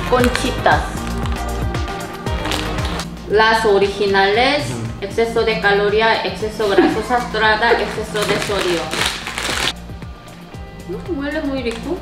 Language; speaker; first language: Spanish; non-native, learner; Korean